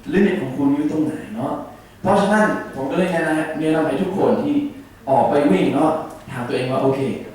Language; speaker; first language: Thai; non-native, learner; English